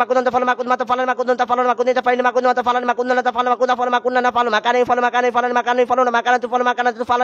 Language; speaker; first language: Arabic; non-native, learner; Bangla